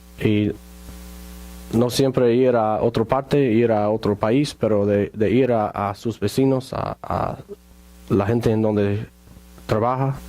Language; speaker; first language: Spanish; non-native, fluent; English